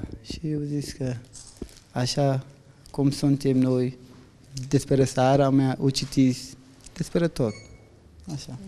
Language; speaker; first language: Romanian; non-native, learner; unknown